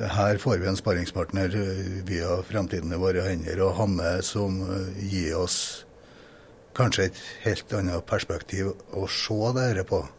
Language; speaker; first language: Norwegian; native; Norwegian